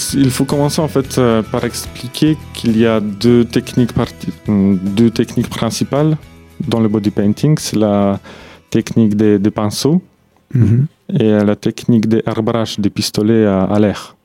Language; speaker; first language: French; non-native, fluent; Polish